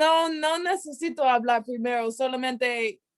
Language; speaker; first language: Spanish; non-native, learner; English